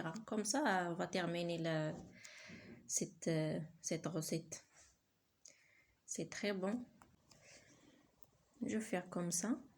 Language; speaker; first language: French; non-native, learner; Arabic